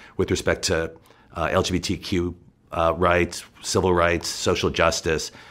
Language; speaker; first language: English; native; English